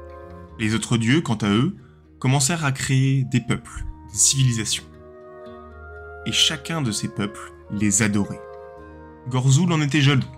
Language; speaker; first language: French; native; French